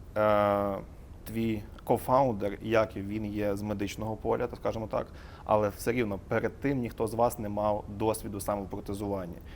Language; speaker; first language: Ukrainian; native; Ukrainian